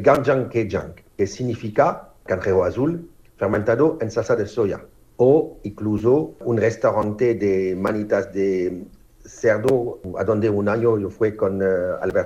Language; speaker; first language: Spanish; non-native, fluent; French